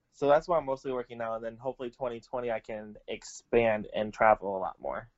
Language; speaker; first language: English; native; English